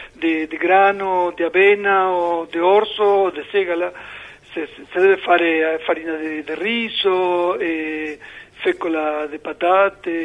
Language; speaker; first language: Italian; non-native, learner; Spanish